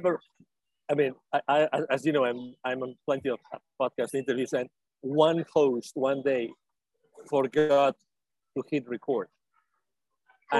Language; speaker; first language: English; non-native, fluent; Spanish